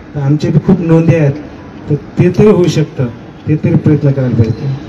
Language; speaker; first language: Marathi; non-native, local second language; Lambadi